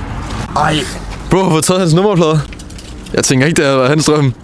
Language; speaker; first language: Danish; native; Danish